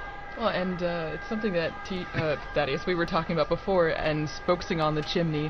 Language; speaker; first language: English; native; English